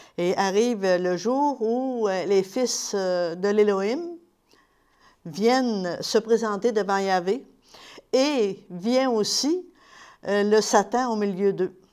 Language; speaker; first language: French; native; French